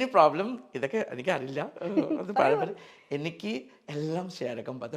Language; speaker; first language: Malayalam; non-native, fluent; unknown